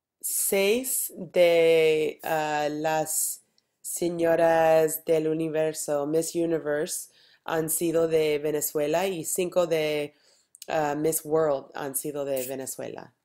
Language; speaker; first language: Spanish; non-native, learner; English